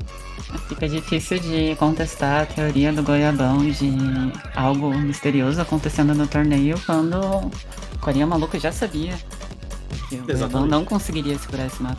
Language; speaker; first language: Portuguese; native; Portuguese